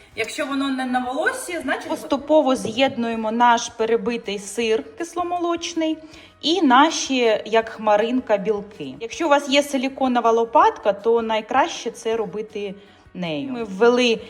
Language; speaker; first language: Ukrainian; non-native, local second language; Russian